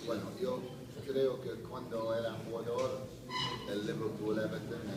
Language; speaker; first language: Spanish; non-native, fluent; English